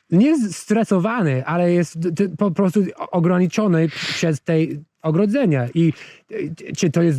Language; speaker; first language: Polish; non-native, fluent; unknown